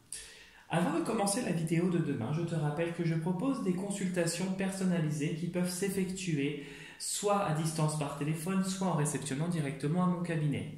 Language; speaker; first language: French; native; French